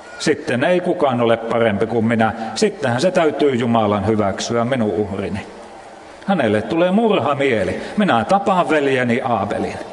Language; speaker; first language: Finnish; native; Finnish